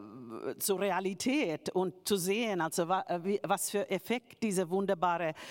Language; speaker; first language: German; non-native, fluent; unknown